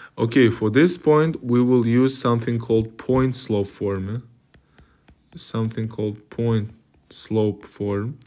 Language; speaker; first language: English; non-native, fluent; Kazakh